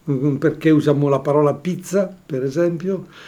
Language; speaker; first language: Italian; native; Italian